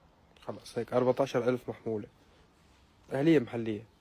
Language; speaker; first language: Arabic; native; Arabic